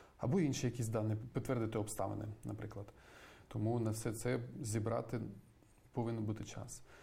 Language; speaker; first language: Ukrainian; native; Ukrainian